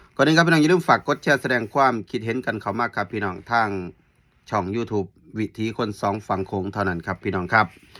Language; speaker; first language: Thai; native; Thai